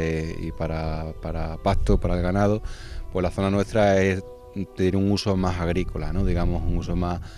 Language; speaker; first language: Spanish; native; Spanish